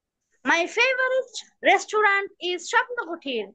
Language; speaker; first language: English; non-native, learner; Bangla